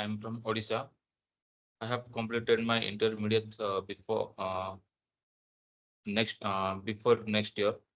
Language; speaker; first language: English; non-native, learner; Odia